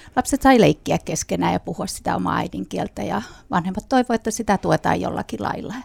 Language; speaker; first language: Finnish; non-native, local second language; Swedish